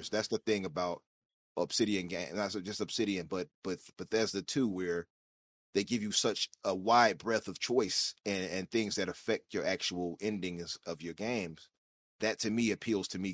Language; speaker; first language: English; native; English